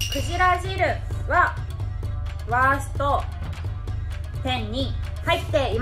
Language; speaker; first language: Japanese; native; Japanese